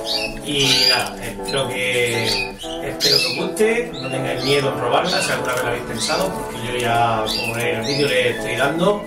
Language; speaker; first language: Spanish; native; Spanish